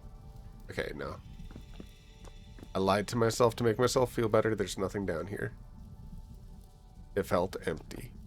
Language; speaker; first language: English; native; English